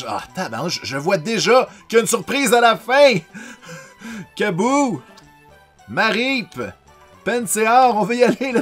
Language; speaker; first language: French; native; French